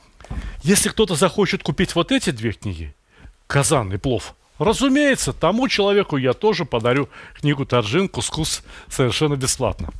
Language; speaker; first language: Russian; native; Russian